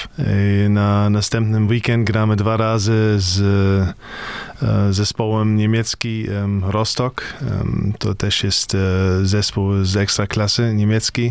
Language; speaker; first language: Polish; non-native, learner; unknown